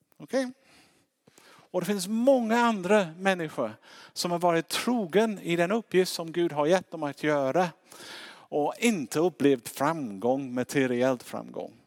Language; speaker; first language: Swedish; non-native, fluent; English